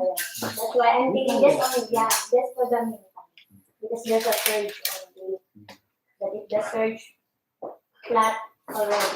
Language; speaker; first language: English; non-native, local second language; Filipino